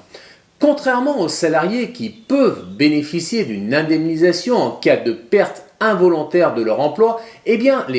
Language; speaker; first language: French; native; French